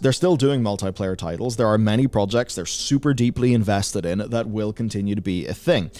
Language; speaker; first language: English; native; English